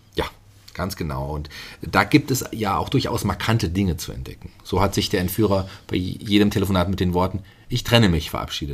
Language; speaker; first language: German; native; German